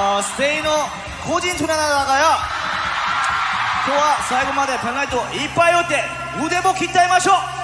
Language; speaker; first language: Japanese; non-native, learner; Korean